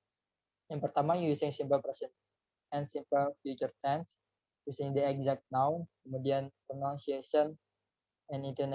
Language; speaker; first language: English; non-native, learner; Indonesian